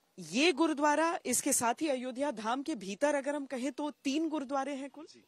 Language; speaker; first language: Hindi; native; Hindi